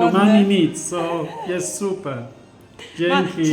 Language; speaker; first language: Polish; non-native, learner; English